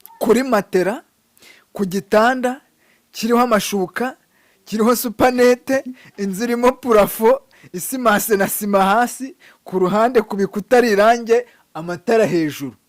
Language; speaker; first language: Kinyarwanda; native; Kinyarwanda